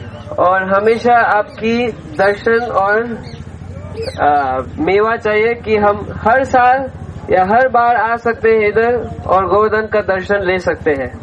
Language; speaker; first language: Hindi; non-native, fluent; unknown